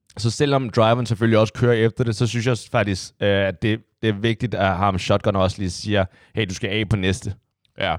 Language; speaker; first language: Danish; non-native, fluent; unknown